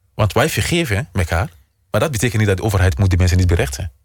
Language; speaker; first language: Dutch; non-native, fluent; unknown